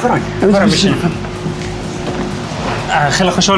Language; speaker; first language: Persian; native; Persian